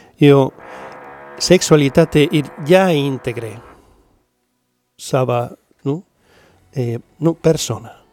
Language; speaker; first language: Latvian; non-native, learner; Spanish